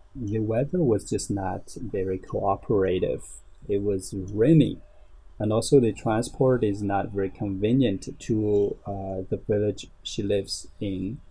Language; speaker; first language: English; non-native, fluent; Chinese